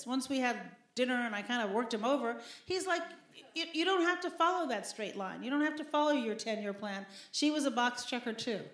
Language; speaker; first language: English; native; English